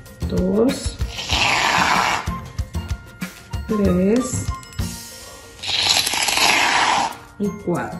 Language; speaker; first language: Spanish; native; Spanish